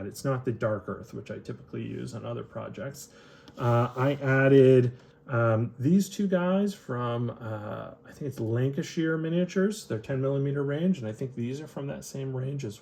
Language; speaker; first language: English; native; English